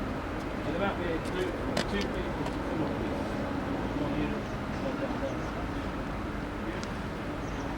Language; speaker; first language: English; native; English